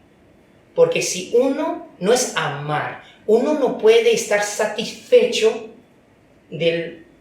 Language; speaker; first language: Spanish; non-native, fluent; Chinese